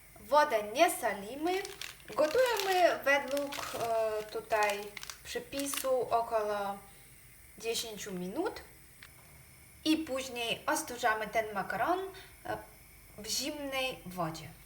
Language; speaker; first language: Polish; non-native, fluent; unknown